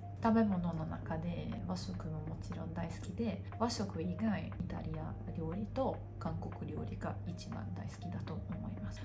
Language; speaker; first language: Japanese; non-native, fluent; Hungarian